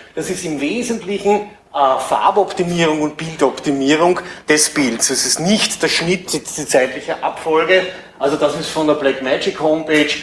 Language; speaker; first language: German; native; German